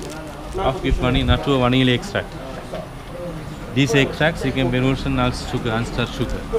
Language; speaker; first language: German; non-native, learner; Sinhala